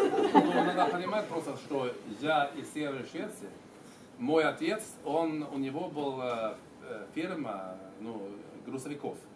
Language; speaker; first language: Russian; non-native, fluent; Swedish